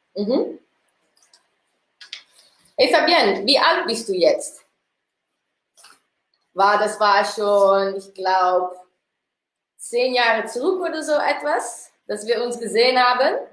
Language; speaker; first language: German; non-native, learner; Dutch